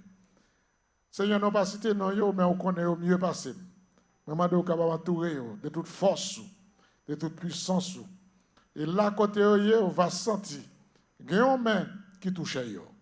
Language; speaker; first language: French; non-native, local second language; Haitian Creole